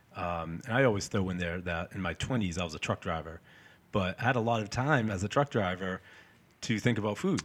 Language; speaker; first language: English; native; English